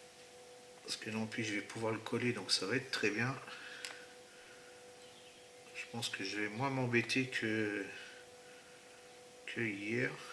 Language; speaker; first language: French; native; French